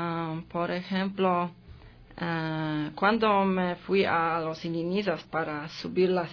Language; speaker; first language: Spanish; non-native, learner; Polish